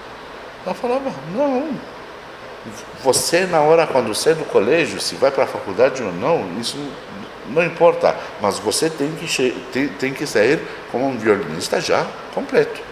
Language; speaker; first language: Portuguese; non-native, fluent; Romanian